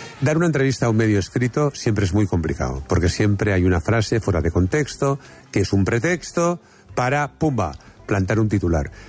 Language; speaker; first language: Spanish; native; Spanish